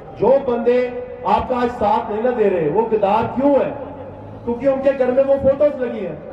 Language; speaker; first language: Hindi; non-native, local second language; Punjabi